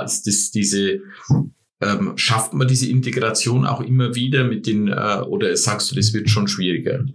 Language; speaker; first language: German; native; German